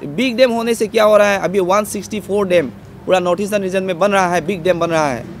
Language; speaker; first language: Hindi; non-native, local second language; Assamese